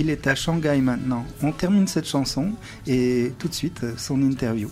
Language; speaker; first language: French; native; French